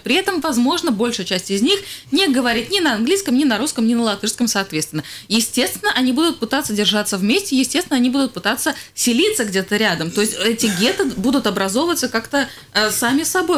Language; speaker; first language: Russian; native; Russian